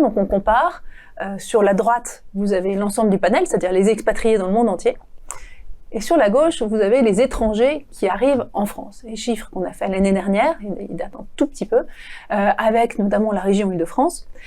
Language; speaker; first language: French; native; French